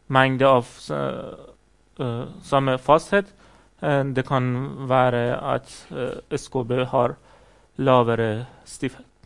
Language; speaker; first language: Norwegian; non-native, fluent; Persian